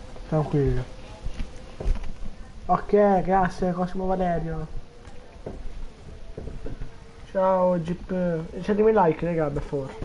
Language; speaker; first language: Italian; native; Italian